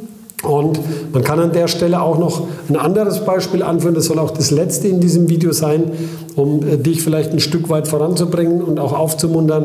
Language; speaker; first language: German; native; German